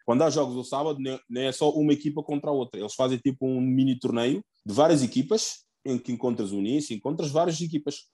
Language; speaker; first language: Portuguese; early bilingual, other home language; Upper Guinea Crioulo